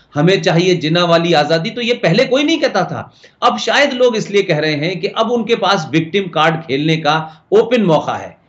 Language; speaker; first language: Hindi; native; Hindi